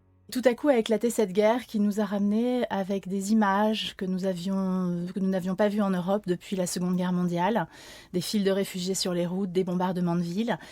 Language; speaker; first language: French; native; French